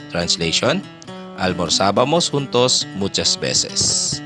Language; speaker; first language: Spanish; non-native, fluent; Filipino